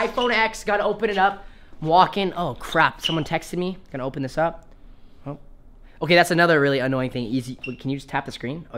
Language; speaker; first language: English; native; English